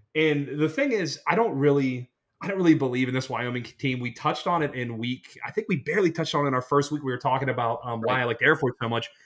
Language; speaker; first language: English; native; English